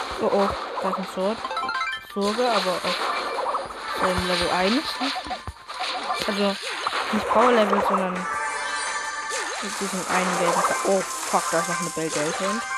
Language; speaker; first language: German; native; German